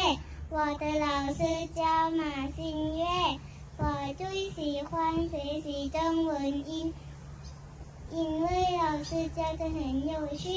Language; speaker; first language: Chinese; non-native, learner; Thai